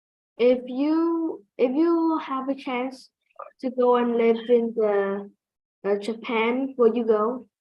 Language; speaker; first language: English; non-native, fluent; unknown